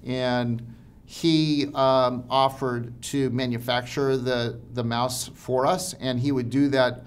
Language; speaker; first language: English; native; English